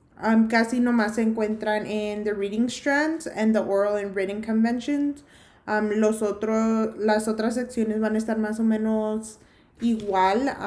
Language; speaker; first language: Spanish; early bilingual, heritage; Spanish